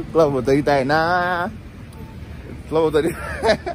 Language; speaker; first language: Japanese; non-native, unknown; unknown